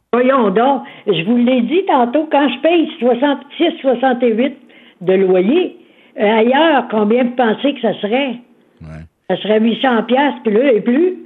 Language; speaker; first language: French; native; French